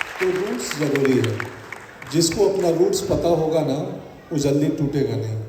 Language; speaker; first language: Hindi; native; Hindi